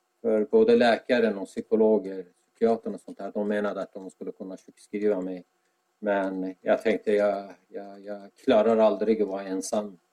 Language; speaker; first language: Swedish; non-native, fluent; Azerbaijani